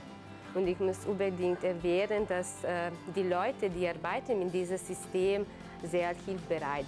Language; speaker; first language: German; non-native, learner; Bosnian